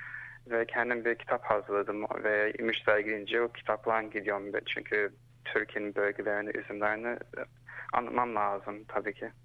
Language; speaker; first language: Turkish; early bilingual, heritage; Turkish